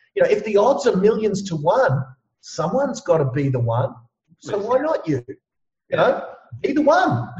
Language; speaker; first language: English; native; English